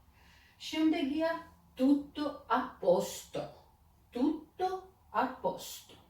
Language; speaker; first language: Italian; non-native, fluent; Georgian